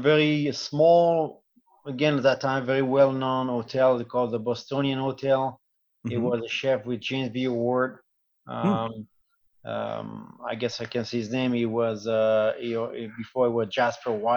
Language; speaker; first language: English; non-native, fluent; French